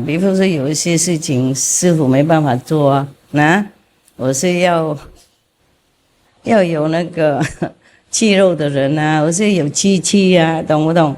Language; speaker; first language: Chinese; non-native, fluent; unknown